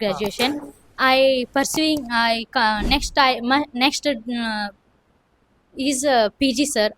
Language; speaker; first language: English; non-native, local second language; Kannada